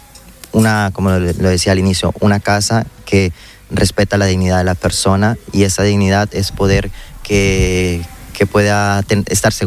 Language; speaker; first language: Spanish; native; Spanish